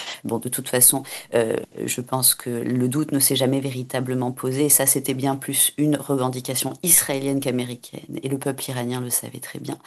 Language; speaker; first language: French; native; French